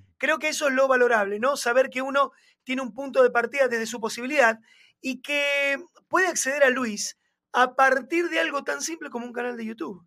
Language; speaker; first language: Spanish; native; Spanish